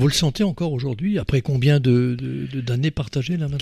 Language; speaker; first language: French; native; French